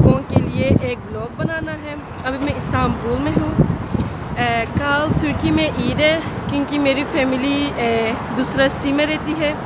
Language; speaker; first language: Hindi; non-native, learner; Turkish